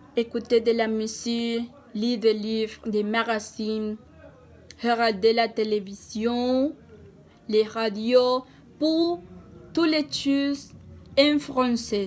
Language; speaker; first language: French; non-native, learner; Spanish